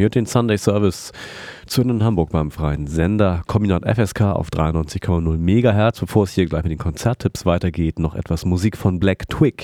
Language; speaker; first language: German; native; German